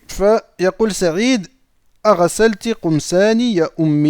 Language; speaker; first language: Arabic; non-native, fluent; French